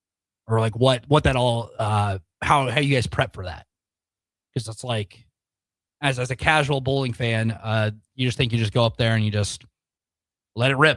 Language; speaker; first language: English; native; English